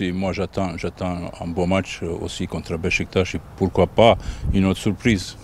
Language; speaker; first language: French; non-native, fluent; Bosnian